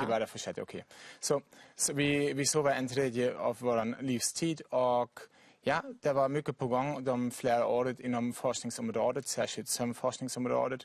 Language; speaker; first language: Swedish; non-native, fluent; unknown